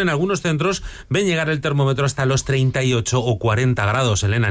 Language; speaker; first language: Spanish; native; Spanish